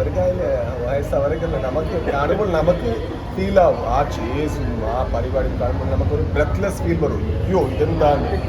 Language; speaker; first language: Malayalam; non-native, learner; Kannada